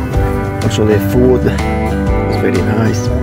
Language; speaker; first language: English; non-native, learner; Italian